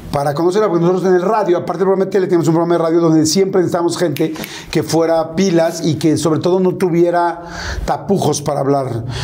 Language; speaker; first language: Spanish; native; Spanish